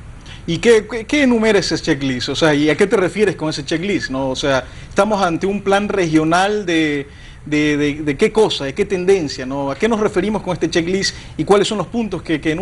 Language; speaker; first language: Spanish; native; Spanish